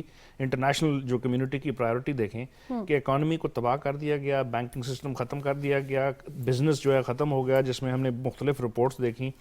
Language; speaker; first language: Urdu; native; Urdu